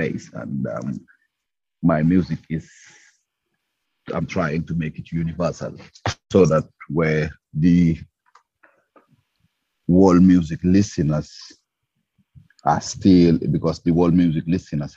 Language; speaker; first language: English; non-native, local second language; Mandingo